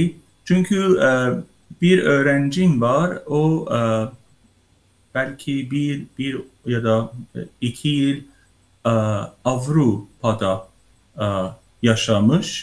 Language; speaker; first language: Turkish; non-native, learner; Persian